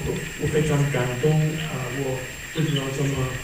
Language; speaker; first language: Chinese; non-native, fluent; English